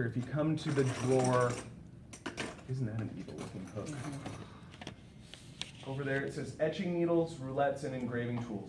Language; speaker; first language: English; native; English